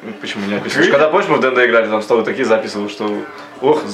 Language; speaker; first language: Russian; native; Russian